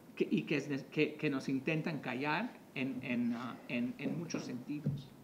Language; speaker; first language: Spanish; native; Spanish